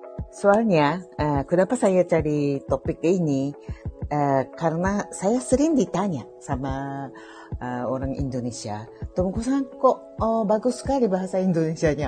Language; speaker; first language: Indonesian; non-native, fluent; Japanese